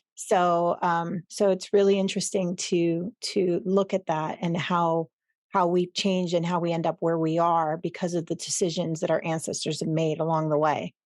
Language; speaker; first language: English; early bilingual, other home language; Spanish